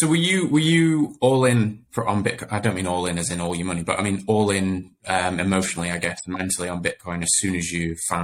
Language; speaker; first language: English; native; English